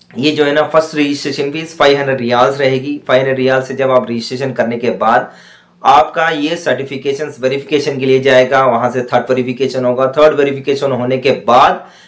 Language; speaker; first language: Hindi; non-native, local second language; Urdu